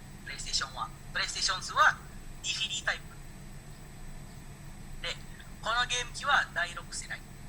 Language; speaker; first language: Japanese; non-native, learner; Indonesian